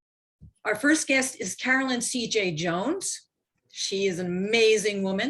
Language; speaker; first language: English; native; English